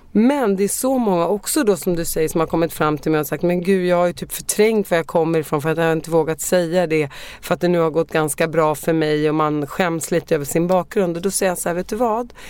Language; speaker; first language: Swedish; early bilingual, other home language; Arabic